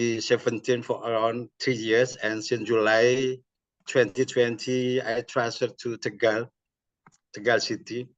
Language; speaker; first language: English; non-native, learner; Indonesian